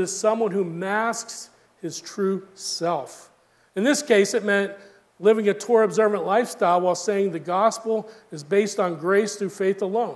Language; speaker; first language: English; native; English